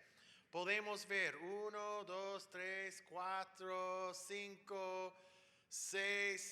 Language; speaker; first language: Spanish; non-native, fluent; English